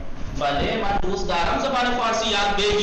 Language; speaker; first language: Persian; non-native, fluent; Urdu